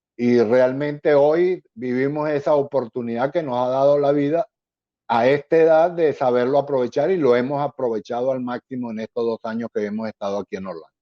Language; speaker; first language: Spanish; native; Spanish